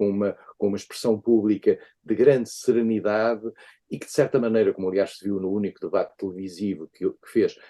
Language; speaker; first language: Portuguese; native; Portuguese